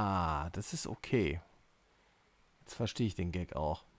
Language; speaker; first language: German; native; German